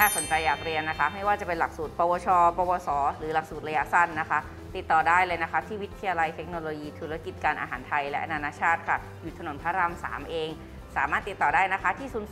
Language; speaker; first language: Thai; native; Thai